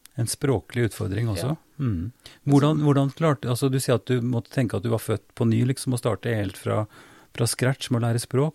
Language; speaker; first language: Norwegian; native; Norwegian